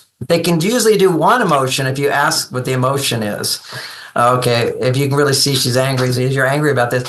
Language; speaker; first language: English; native; English